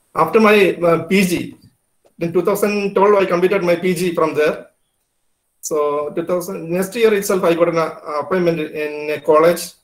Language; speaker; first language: English; non-native, local second language; Malayalam